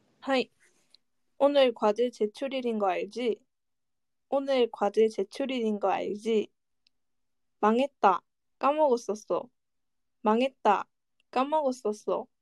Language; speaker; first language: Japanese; non-native, fluent; Korean